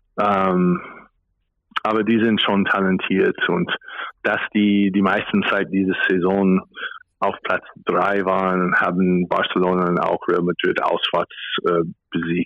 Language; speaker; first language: German; non-native, fluent; English